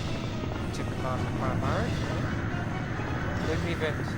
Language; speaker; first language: Welsh; non-native, local second language; English